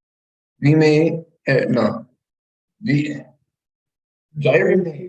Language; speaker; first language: Irish; non-native, learner; English